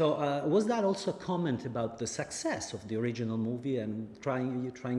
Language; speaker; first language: English; non-native, fluent; Italian